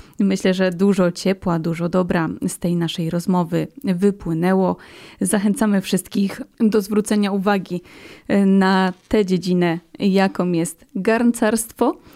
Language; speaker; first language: Polish; native; Polish